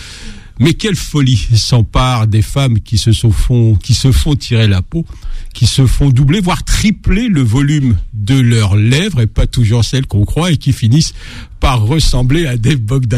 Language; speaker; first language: French; native; French